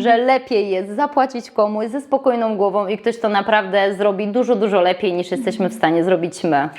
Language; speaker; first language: Polish; native; Polish